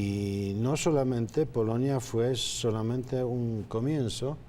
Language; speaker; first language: Spanish; non-native, fluent; Polish